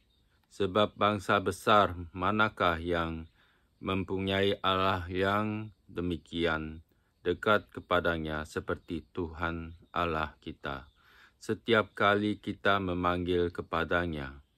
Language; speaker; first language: Indonesian; non-native, fluent; Japanese